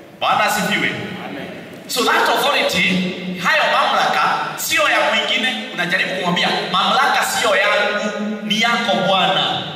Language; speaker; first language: Swahili; non-native, local second language; Kikuyu